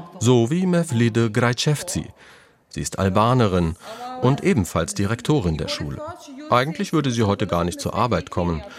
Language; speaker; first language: German; native; German